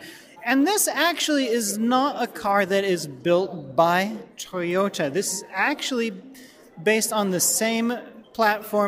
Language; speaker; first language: English; native; English